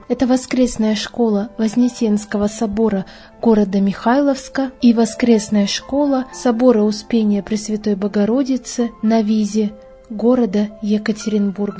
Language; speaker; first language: Russian; native; Russian